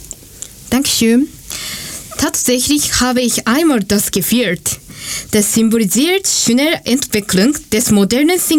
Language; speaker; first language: German; non-native, learner; Japanese